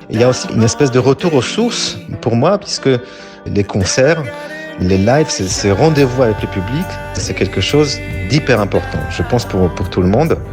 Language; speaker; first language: French; non-native, fluent; Polish